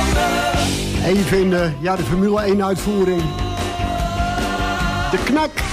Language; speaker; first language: Dutch; native; Dutch